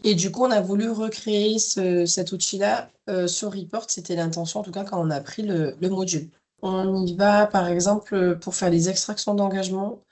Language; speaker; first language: French; native; French